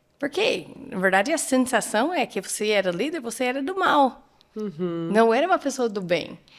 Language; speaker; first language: Portuguese; non-native, fluent; English